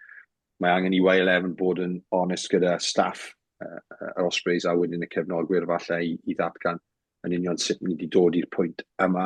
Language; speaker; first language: Welsh; native; Welsh